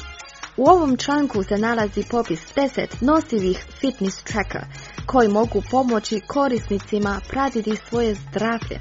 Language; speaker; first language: Croatian; non-native, fluent; Chinese